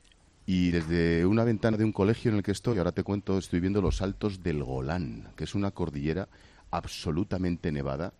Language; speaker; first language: Spanish; native; Spanish